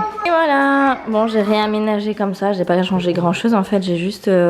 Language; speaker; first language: French; native; French